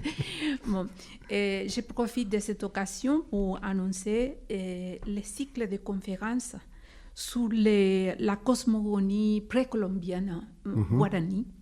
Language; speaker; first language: French; non-native, fluent; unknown